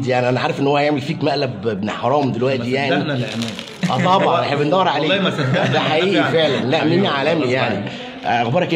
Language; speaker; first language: Arabic; native; Arabic